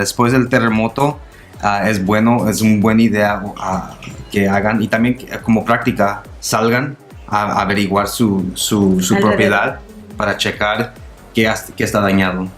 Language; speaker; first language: Spanish; non-native, local second language; English